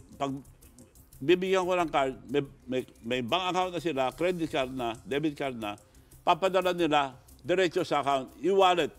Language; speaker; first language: Filipino; non-native, local second language; Iloko